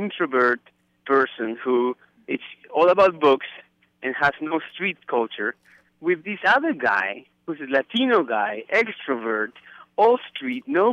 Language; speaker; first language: English; non-native, fluent; Spanish